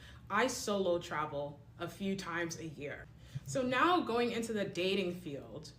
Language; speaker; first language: English; native; English